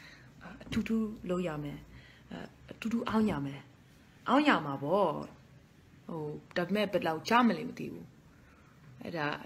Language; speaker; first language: Burmese; non-native, fluent; Dutch